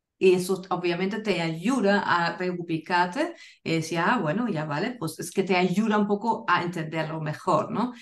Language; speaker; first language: Spanish; non-native, fluent; German